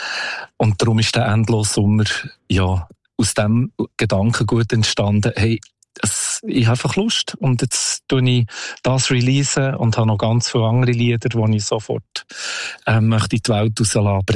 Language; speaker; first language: German; native; German